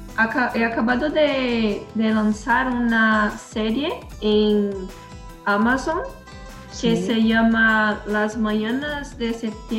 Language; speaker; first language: Spanish; non-native, learner; Portuguese